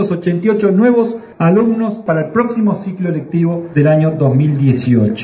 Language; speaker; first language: Spanish; native; Spanish